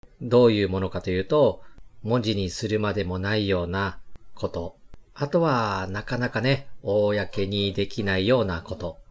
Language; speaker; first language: Japanese; native; Japanese